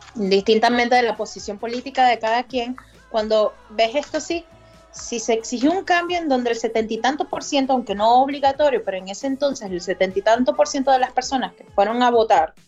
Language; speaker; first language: Spanish; native; Spanish